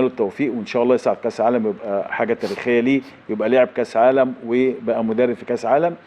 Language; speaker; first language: Arabic; native; Arabic